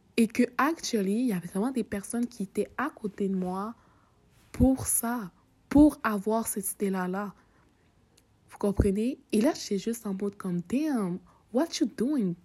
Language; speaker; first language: French; early bilingual, other home language; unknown